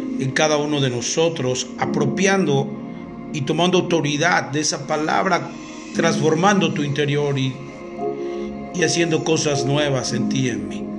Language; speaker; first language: Spanish; native; Spanish